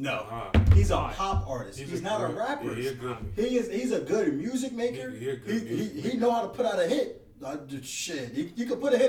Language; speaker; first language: English; native; English